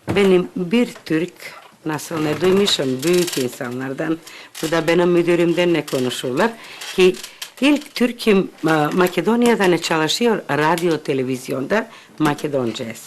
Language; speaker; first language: Turkish; early bilingual, heritage; Turkish